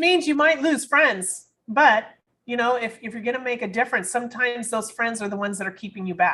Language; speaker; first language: English; native; English